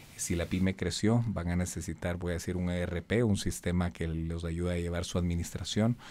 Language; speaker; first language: Spanish; native; Spanish